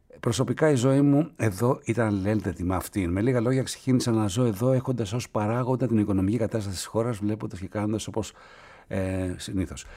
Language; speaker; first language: Greek; native; Greek